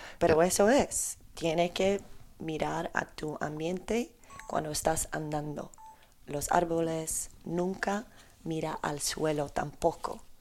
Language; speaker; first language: Spanish; non-native, learner; Polish